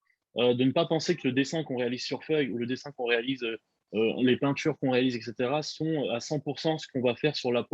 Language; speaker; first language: French; native; French